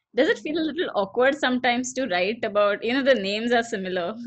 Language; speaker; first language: English; non-native, local second language; Gujarati